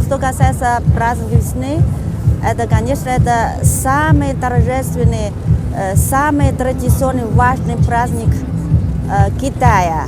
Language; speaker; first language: Russian; non-native, fluent; Chinese